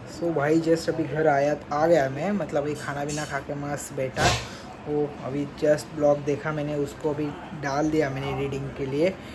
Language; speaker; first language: Hindi; non-native, local second language; Marathi